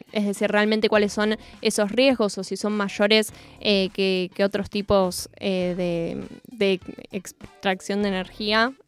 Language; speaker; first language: Spanish; native; Spanish